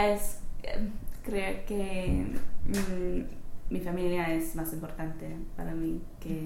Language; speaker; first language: Spanish; non-native, learner; English